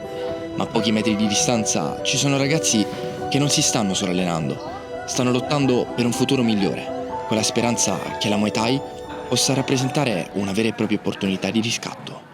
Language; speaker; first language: Italian; native; Italian